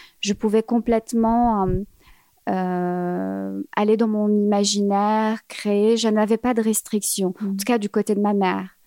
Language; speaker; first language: French; early bilingual, other home language; Arabic